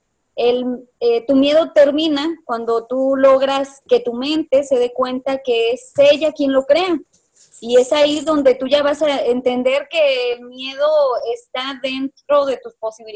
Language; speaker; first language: Spanish; native; Spanish